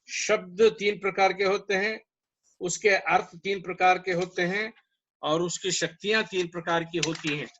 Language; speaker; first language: Hindi; non-native, local second language; Kannada